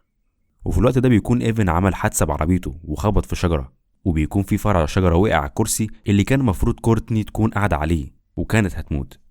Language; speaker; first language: Arabic; native; Arabic